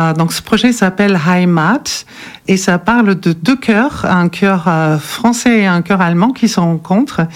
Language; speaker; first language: French; non-native, fluent; German